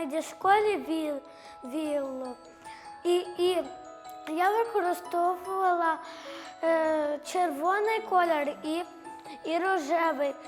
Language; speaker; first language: Ukrainian; native; Ukrainian